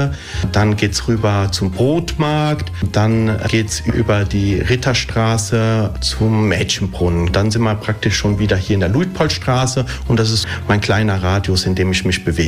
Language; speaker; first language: German; early bilingual, other home language; Italian